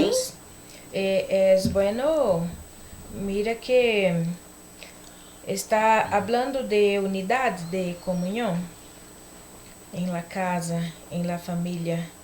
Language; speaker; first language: Spanish; non-native, learner; Portuguese